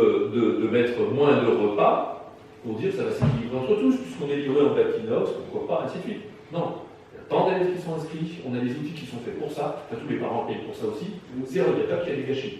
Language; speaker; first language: French; native; French